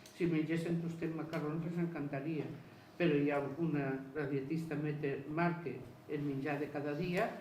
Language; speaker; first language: Catalan; non-native, local second language; Occitan